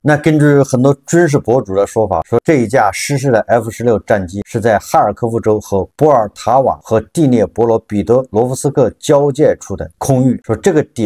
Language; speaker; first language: Chinese; native; Chinese